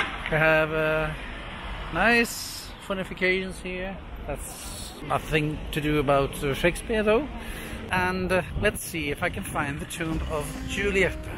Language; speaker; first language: English; non-native, fluent; Swedish